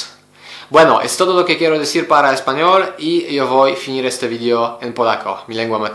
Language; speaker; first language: Spanish; non-native, learner; Polish